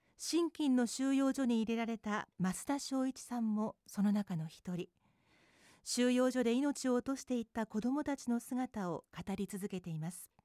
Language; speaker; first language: Japanese; non-native, fluent; English